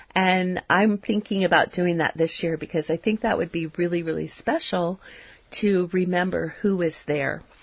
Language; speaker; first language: English; native; English